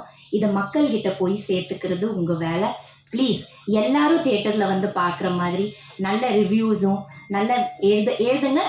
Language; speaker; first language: Tamil; non-native, fluent; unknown